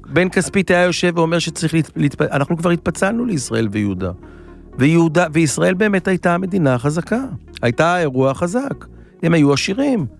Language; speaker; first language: Hebrew; native; Hebrew